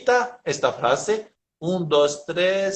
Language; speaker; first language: Spanish; non-native, learner; Portuguese